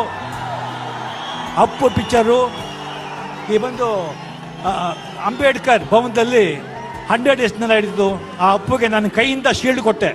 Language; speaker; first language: Kannada; non-native, local second language; Marathi